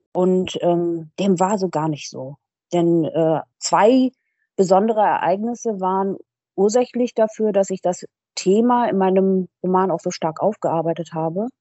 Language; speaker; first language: German; early bilingual, other home language; Persian